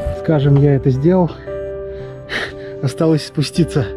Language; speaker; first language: Russian; native; Russian